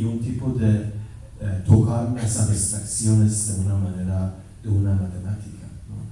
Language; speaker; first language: Spanish; non-native, fluent; Persian